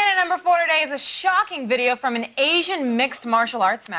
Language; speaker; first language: English; native; English